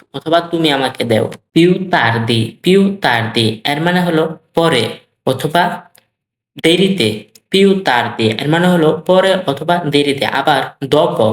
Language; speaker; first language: Bangla; native; Bangla